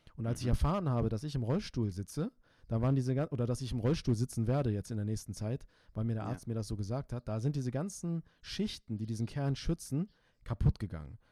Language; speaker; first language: German; early bilingual, other home language; Turkish